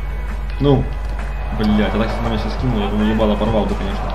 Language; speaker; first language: Russian; native; Russian